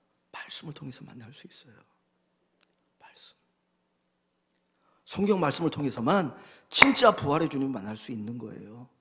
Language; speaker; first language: Korean; native; Korean